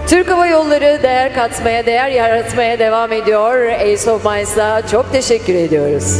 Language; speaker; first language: Turkish; native; Turkish